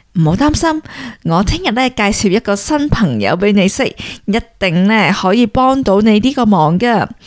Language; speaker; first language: Cantonese; early bilingual, heritage; Cantonese